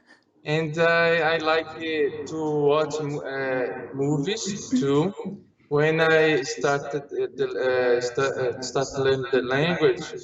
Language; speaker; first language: English; non-native, learner; Portuguese